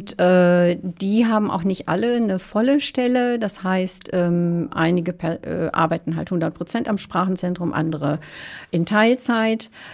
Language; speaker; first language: German; native; German